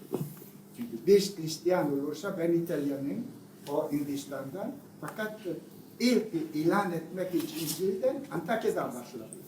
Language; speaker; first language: Turkish; non-native, learner; Italian